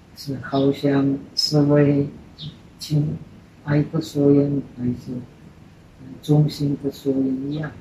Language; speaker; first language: Chinese; non-native, fluent; Czech